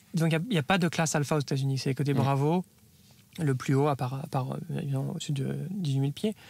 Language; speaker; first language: French; native; French